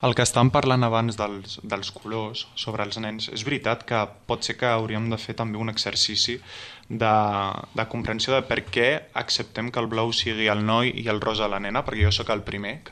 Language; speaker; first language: Catalan; non-native, fluent; French